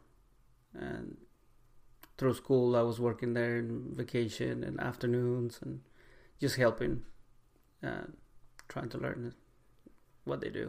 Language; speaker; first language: English; non-native, fluent; Spanish